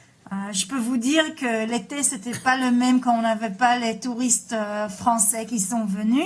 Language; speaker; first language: French; early bilingual, heritage; Hebrew